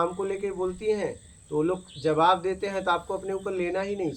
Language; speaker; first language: Hindi; native; Hindi